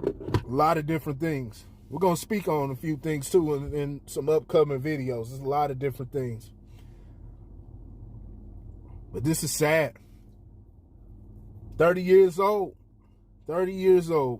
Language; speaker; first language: English; native; English